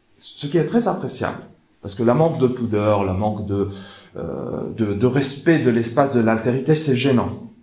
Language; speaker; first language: French; non-native, fluent; Arabic